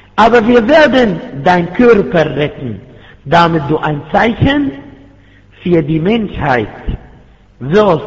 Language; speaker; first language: German; non-native, fluent; Arabic